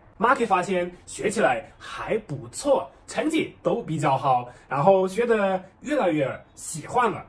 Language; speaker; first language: Chinese; non-native, fluent; German